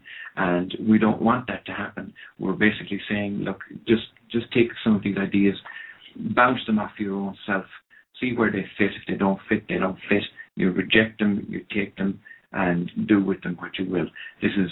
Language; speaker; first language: English; non-native, local second language; Irish